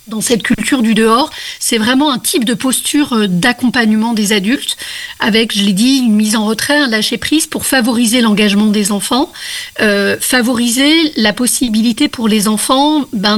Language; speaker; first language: French; native; French